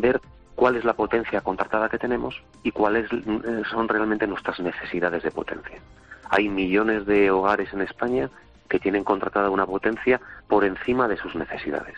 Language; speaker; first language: Spanish; native; Spanish